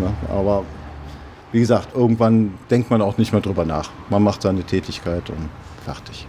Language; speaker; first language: German; native; German